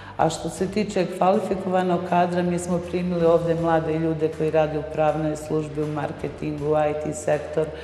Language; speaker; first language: Bosnian; native; Bosnian